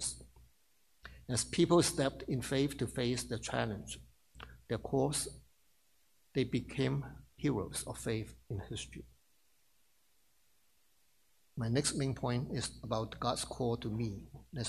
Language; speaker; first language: English; non-native, local second language; Cantonese